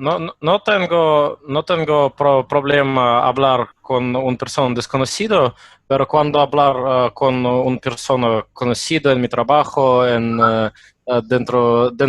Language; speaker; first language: Spanish; non-native, learner; Russian